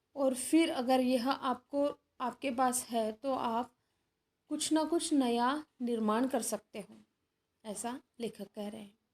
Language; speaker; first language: Hindi; non-native, local second language; Marathi